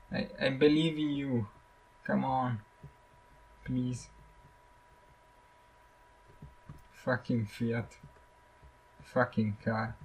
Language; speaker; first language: English; non-native, learner; Italian